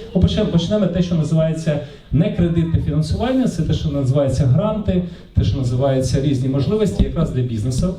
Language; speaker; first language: Ukrainian; non-native, local second language; Russian